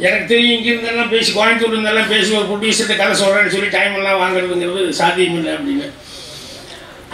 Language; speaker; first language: Tamil; native; Tamil